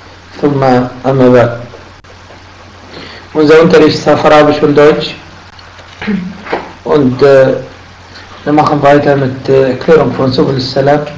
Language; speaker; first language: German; non-native, fluent; Arabic